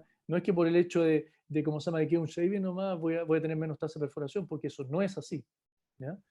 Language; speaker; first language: Spanish; native; Spanish